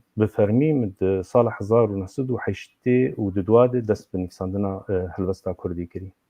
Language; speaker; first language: Kurdish; native; Kurdish